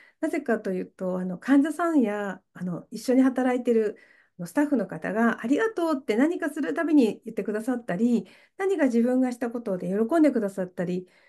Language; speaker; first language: Japanese; native; Japanese